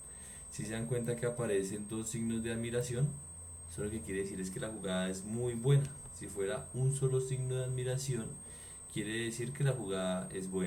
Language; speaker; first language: Spanish; native; Spanish